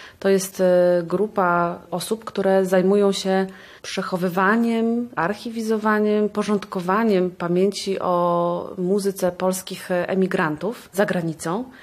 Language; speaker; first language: Polish; native; Polish